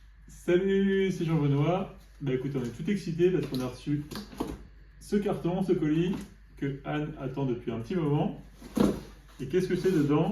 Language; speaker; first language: French; native; French